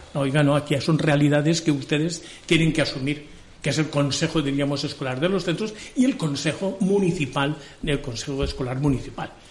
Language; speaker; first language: Spanish; non-native, local second language; Catalan